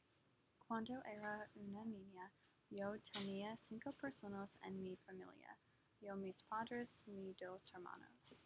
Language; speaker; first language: Spanish; non-native, learner; English